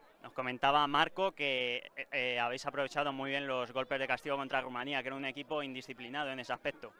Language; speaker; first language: Spanish; native; Spanish